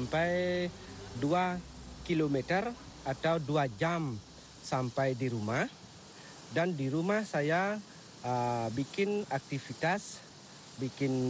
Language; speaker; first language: Indonesian; non-native, local second language; Balinese